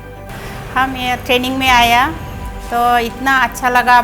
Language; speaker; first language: Hindi; non-native, local second language; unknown